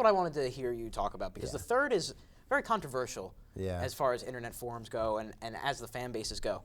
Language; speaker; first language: English; native; English